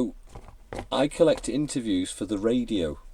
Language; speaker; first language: English; native; English